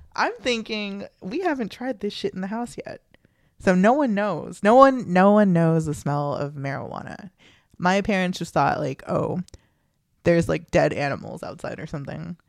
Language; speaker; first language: English; early bilingual, other home language; Filipino